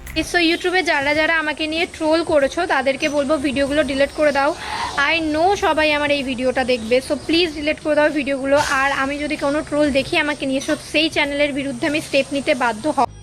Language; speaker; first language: Bangla; native; Bangla